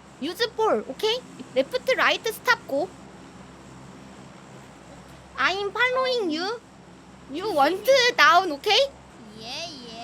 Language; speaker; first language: English; non-native, learner; Korean